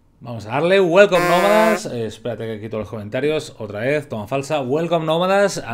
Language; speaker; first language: Spanish; native; Spanish